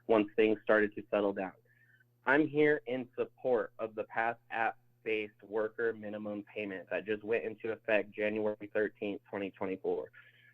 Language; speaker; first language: English; native; English